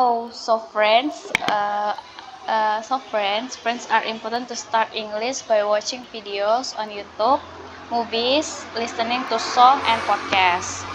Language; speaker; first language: English; non-native, learner; Indonesian